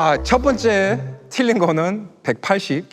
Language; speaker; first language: Korean; non-native, fluent; English